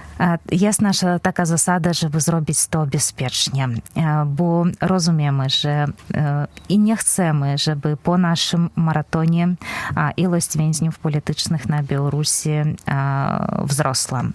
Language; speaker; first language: Polish; non-native, fluent; Belarusian